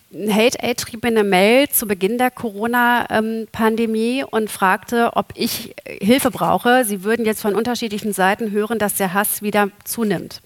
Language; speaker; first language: German; native; German